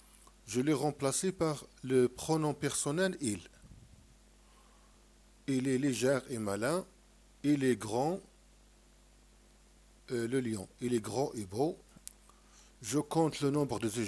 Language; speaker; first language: French; non-native, local second language; Arabic